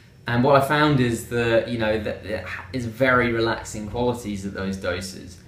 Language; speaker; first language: English; native; English